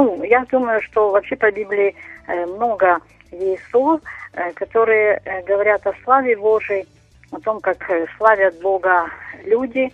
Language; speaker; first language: Ukrainian; non-native, local second language; Russian